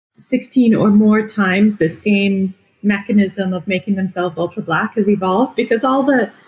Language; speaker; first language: English; native; English